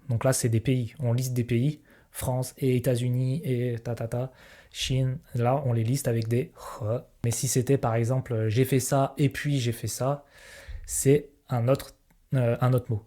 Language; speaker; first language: French; native; French